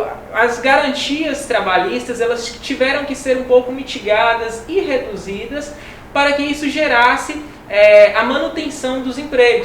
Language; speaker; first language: Portuguese; native; Portuguese